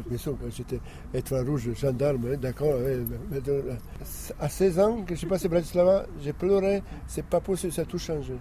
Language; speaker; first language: French; non-native, learner; Slovak